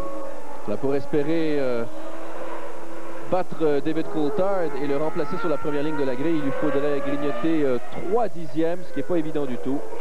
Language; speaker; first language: French; native; French